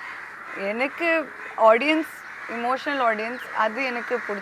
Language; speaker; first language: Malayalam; non-native, learner; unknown